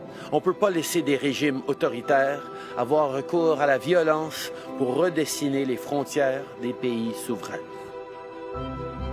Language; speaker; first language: French; early bilingual, heritage; French